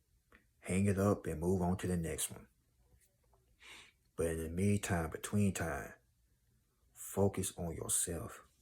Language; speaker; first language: English; native; English